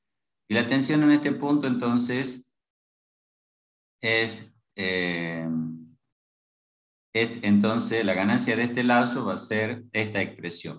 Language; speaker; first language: Spanish; native; Spanish